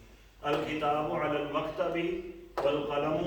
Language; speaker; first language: Arabic; non-native, fluent; Urdu